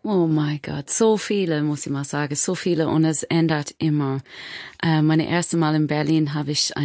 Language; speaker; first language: German; non-native, fluent; English